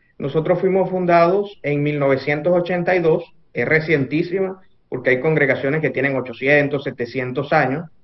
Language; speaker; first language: Spanish; native; Spanish